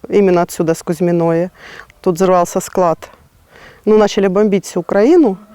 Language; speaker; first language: Ukrainian; non-native, local second language; Russian